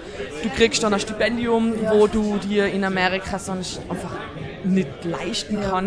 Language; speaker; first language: German; native; German